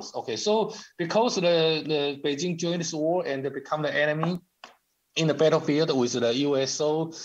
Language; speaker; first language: English; non-native, learner; Chinese